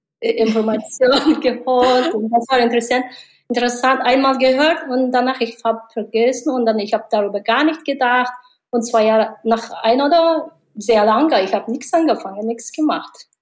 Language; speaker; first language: German; non-native, learner; Mongolian